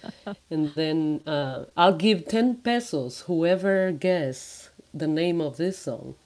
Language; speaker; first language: English; non-native, fluent; Spanish